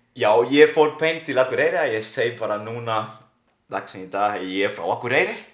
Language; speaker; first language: Icelandic; non-native, learner; Spanish